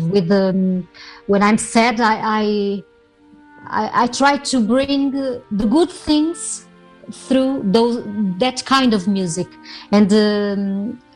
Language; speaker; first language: English; non-native, fluent; Portuguese